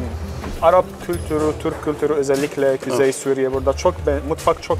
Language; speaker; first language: Turkish; non-native, learner; Arabic